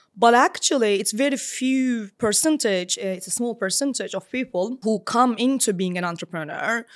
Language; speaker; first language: English; non-native, fluent; Turkish